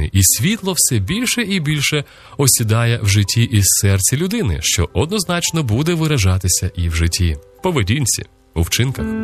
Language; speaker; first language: Ukrainian; native; Ukrainian